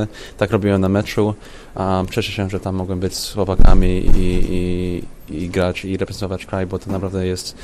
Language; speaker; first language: Polish; early bilingual, heritage; Polish